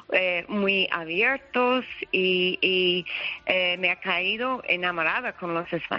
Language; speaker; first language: Spanish; non-native, learner; English